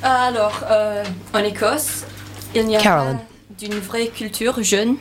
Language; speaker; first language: French; non-native, learner; English